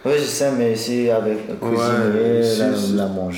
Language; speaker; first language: French; non-native, learner; Persian